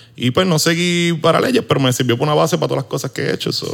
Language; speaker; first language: Spanish; native; Spanish